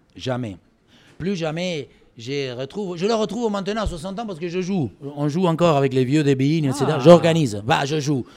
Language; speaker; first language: French; non-native, fluent; Spanish